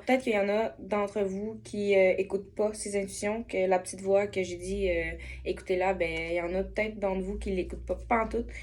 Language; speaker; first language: French; native; French